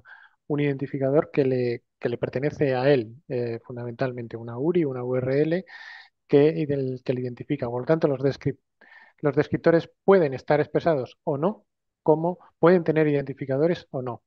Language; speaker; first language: Spanish; native; Spanish